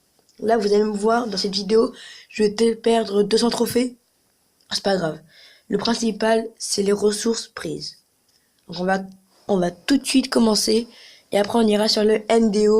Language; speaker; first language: French; native; French